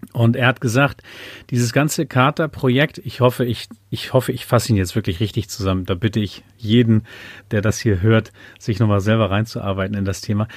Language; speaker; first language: German; native; German